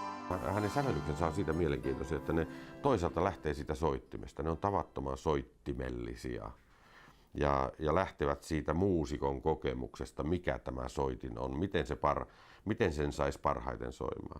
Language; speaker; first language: Finnish; native; Finnish